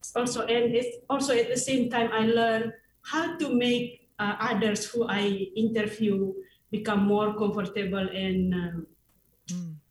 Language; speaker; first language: English; non-native, fluent; Indonesian